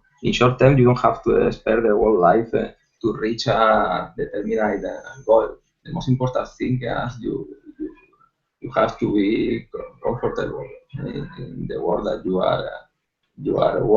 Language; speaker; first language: English; non-native, learner; Spanish